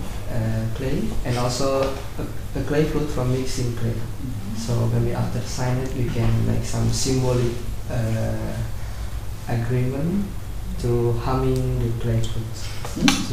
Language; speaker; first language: English; non-native, learner; Indonesian